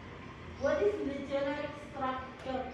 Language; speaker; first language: English; non-native, learner; Indonesian